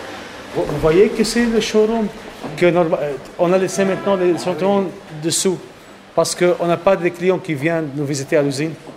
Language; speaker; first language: French; non-native, learner; Arabic